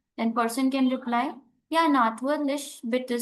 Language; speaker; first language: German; non-native, learner; Hindi